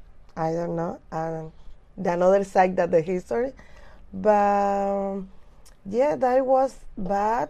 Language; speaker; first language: English; non-native, learner; Spanish